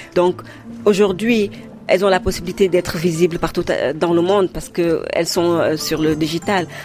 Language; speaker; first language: French; non-native, local second language; Wolof